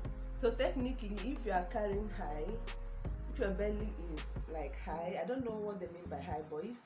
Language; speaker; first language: English; non-native, local second language; Igbo